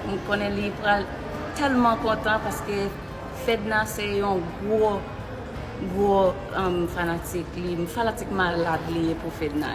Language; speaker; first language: French; non-native, learner; Haitian Creole